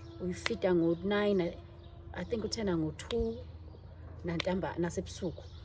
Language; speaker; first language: Zulu; native; Zulu